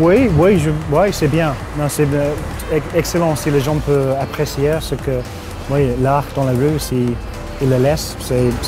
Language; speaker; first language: French; non-native, fluent; English